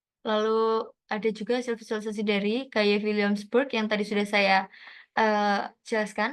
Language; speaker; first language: Indonesian; native; Indonesian